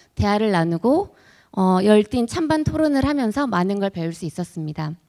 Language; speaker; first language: Korean; native; Korean